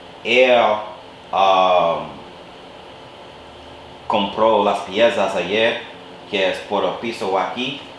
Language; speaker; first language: Spanish; non-native, learner; English